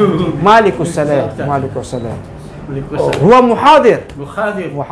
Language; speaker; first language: Arabic; non-native, fluent; Indonesian